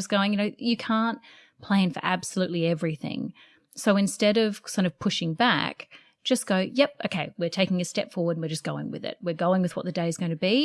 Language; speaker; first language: English; native; English